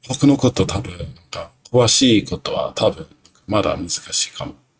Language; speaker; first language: Japanese; non-native, learner; English